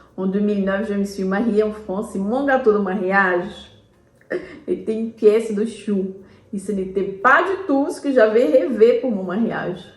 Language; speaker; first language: French; non-native, fluent; Portuguese